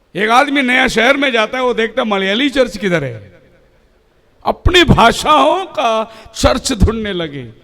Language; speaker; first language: Hindi; non-native, local second language; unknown